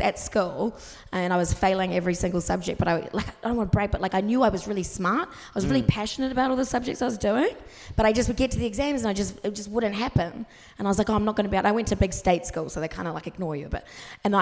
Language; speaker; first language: English; native; English